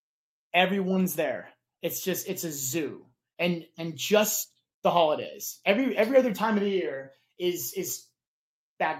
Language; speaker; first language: English; native; English